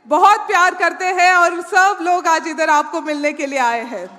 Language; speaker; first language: Hindi; non-native, local second language; Marathi